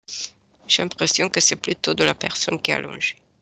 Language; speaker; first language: French; non-native, fluent; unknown